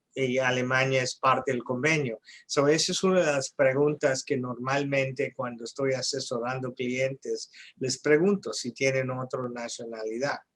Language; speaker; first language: Spanish; non-native, fluent; English